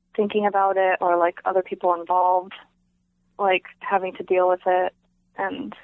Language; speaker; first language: English; native; English